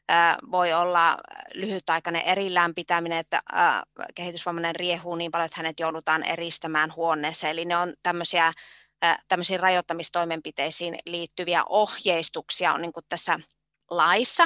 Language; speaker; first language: Finnish; native; Finnish